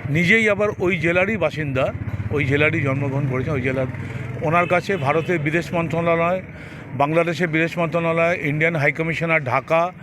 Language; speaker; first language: Bangla; native; Bangla